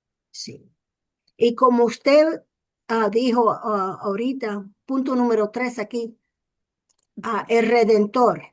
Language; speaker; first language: Spanish; early bilingual, heritage; English